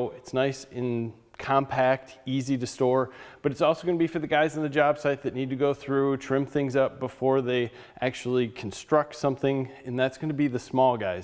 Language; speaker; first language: English; native; English